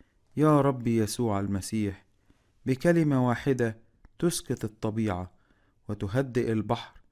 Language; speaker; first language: Arabic; native; Arabic